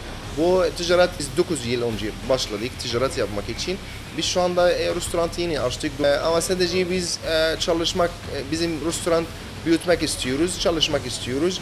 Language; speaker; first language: Turkish; non-native, learner; Arabic